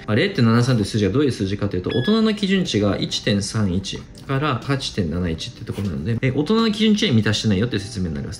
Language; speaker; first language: Japanese; native; Japanese